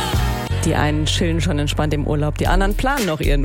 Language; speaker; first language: German; early bilingual, other home language; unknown